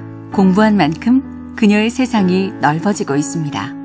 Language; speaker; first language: Korean; native; Korean